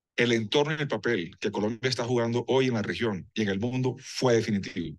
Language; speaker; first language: Spanish; native; Spanish